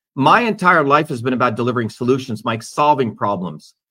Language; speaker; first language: English; non-native, local second language; Tamil